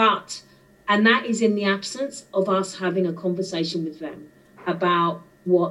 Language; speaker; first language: English; native; English